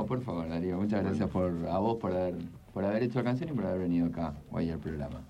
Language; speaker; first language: Spanish; native; Spanish